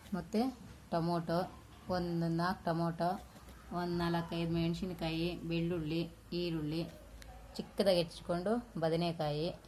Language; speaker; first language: Kannada; non-native, local second language; Telugu